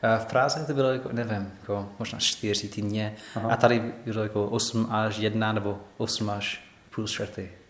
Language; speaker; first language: Czech; non-native, learner; English